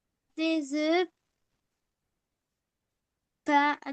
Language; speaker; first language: French; non-native, learner; Arabic